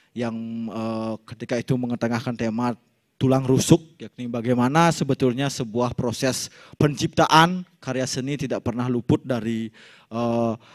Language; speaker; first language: Indonesian; native; Indonesian